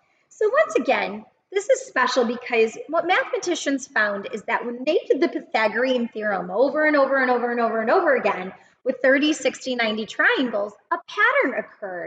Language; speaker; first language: English; native; English